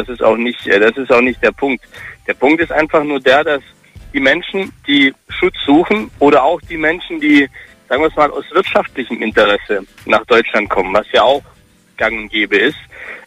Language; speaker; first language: German; early bilingual, other home language; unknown